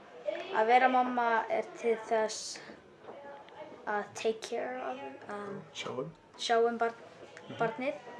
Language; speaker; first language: Icelandic; non-native, local second language; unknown